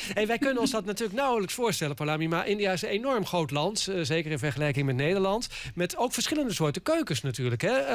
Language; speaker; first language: Dutch; native; Dutch